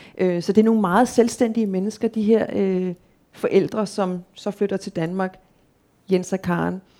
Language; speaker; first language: Danish; native; Danish